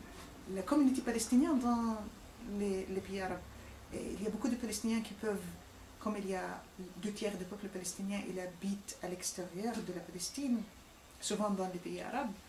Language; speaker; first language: French; non-native, fluent; Arabic